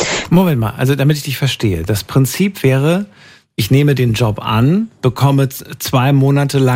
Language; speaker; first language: German; native; German